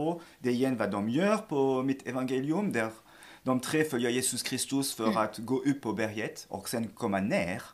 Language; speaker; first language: Swedish; non-native, fluent; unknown